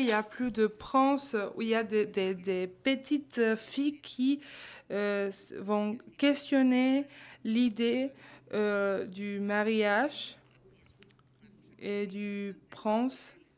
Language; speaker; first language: French; non-native, fluent; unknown